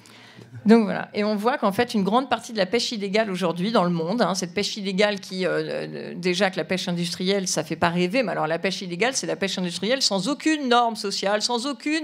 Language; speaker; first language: French; native; French